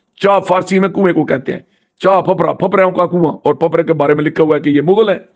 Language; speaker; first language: Urdu; non-native, local second language; Punjabi